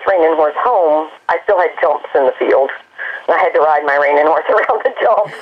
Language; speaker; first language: English; native; English